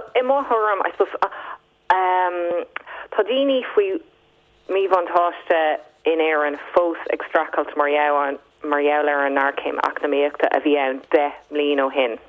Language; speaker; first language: Irish; non-native, local second language; English